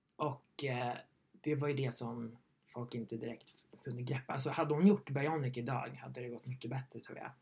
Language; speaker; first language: Swedish; native; Swedish